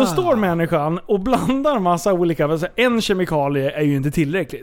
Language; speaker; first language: Swedish; native; Swedish